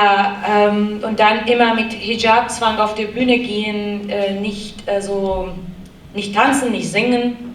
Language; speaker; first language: German; non-native, learner; Kurdish